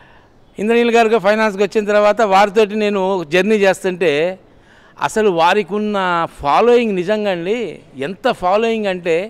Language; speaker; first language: Telugu; native; Telugu